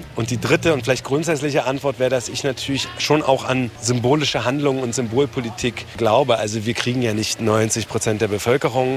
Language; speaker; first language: German; native; German